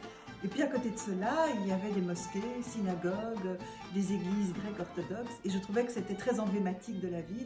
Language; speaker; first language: French; native; French